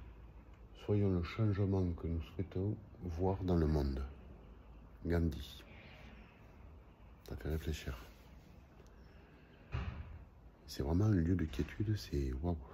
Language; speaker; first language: French; native; French